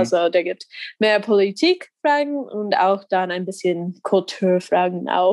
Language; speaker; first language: German; non-native, learner; English